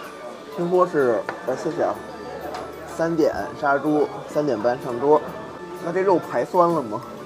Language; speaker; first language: Chinese; native; Chinese